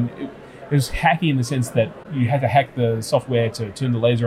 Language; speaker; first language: English; native; English